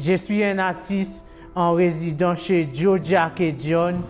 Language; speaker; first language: French; non-native, local second language; Haitian Creole